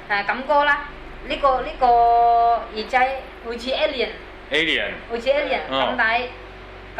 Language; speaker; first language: Cantonese; non-native, learner; Indonesian